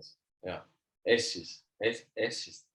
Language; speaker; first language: Portuguese; non-native, learner; Swedish